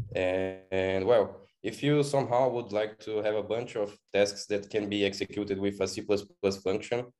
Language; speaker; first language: English; non-native, fluent; Portuguese